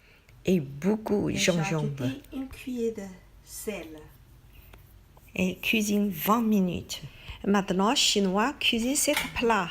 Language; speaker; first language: French; non-native, learner; Chinese